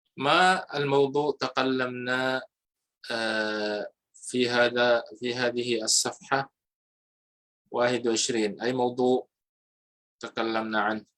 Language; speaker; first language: Arabic; non-native, fluent; Filipino